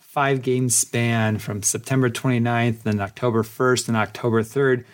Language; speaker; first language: English; early bilingual, other home language; Polish